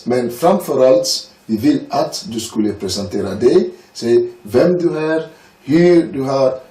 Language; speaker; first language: Swedish; non-native, learner; French